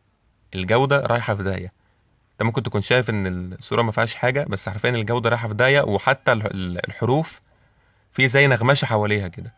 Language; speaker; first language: Arabic; native; Arabic